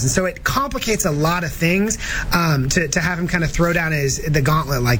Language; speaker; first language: English; native; English